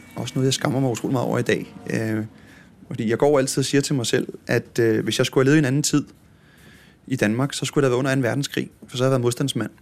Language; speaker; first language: Danish; native; Danish